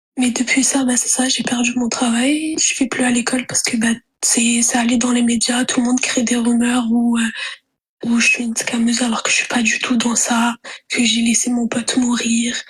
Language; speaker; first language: French; early bilingual, other home language; Arabic